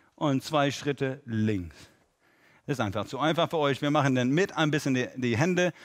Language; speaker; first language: German; non-native, fluent; English